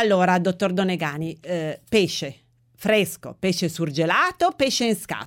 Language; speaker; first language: Italian; native; Italian